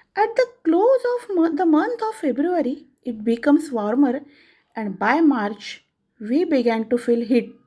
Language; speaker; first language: English; non-native, local second language; Marathi